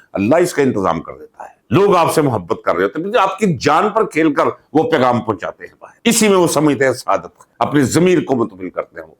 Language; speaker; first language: Urdu; non-native, local second language; Punjabi